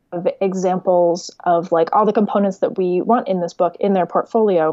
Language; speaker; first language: English; native; English